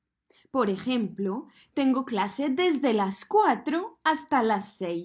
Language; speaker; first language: Spanish; non-native, fluent; French